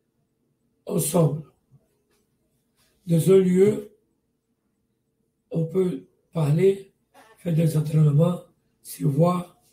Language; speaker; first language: French; non-native, learner; Portuguese